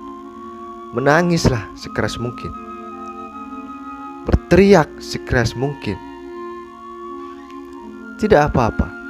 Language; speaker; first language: Indonesian; native; Indonesian